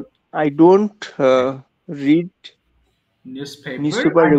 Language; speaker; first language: English; non-native, learner; Bangla